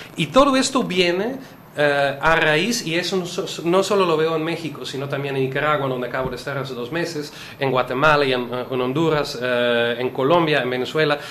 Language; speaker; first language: Spanish; non-native, fluent; Dutch